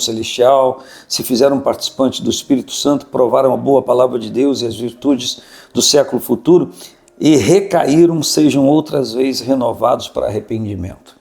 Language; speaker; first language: Portuguese; native; Portuguese